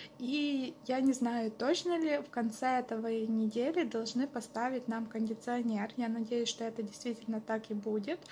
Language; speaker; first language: Russian; non-native, local second language; Ukrainian